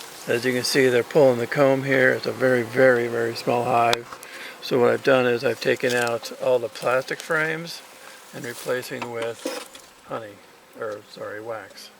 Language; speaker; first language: English; native; English